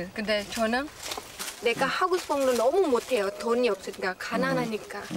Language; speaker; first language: Korean; non-native, learner; Khmer